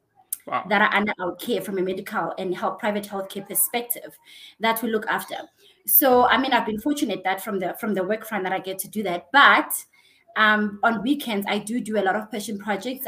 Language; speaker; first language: English; non-native, local second language; Xhosa